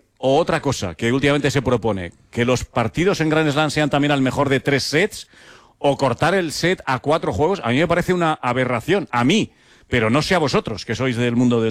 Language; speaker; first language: Spanish; native; Spanish